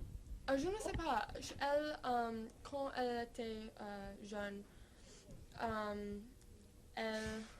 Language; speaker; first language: French; non-native, learner; English